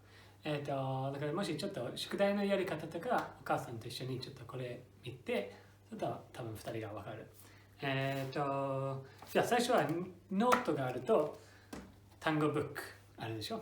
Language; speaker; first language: Japanese; non-native, fluent; English